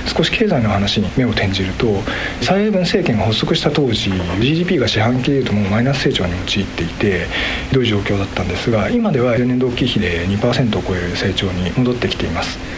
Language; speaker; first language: Japanese; native; Japanese